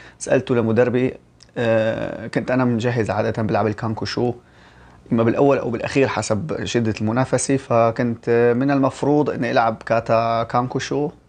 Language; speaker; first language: Arabic; native; Arabic